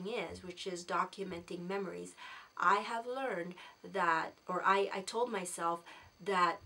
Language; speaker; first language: English; non-native, local second language; Filipino